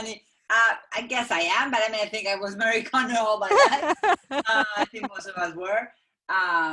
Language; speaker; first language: English; non-native, fluent; Spanish